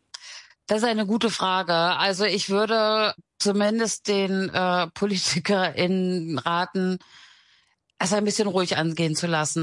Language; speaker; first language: German; native; German